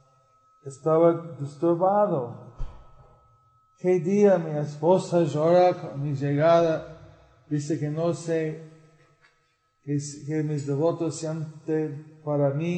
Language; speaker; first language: Spanish; non-native, fluent; English